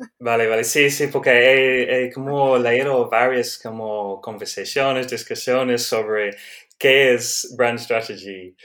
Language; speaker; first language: Spanish; non-native, learner; English